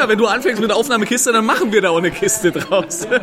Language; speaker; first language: German; native; German